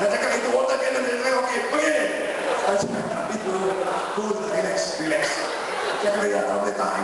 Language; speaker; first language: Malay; non-native, local second language; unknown